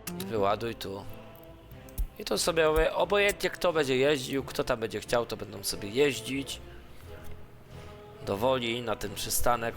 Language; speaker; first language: Polish; native; Polish